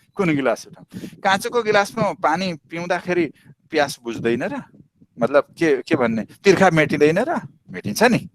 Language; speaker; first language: Nepali; native; Nepali